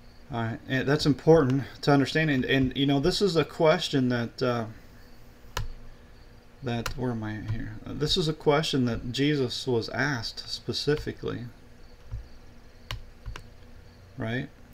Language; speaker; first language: English; native; English